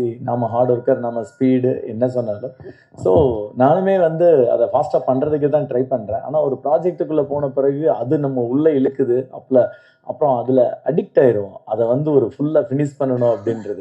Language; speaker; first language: Tamil; native; Tamil